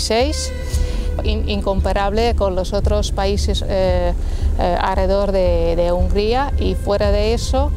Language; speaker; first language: Spanish; non-native, fluent; Hungarian